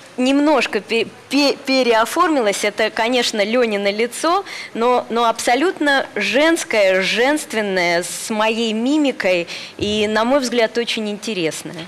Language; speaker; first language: Russian; native; Russian